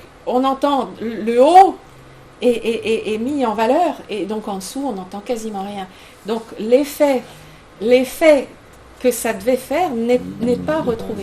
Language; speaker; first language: French; native; French